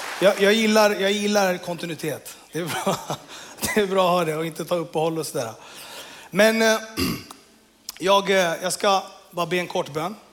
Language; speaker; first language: Swedish; early bilingual, other home language; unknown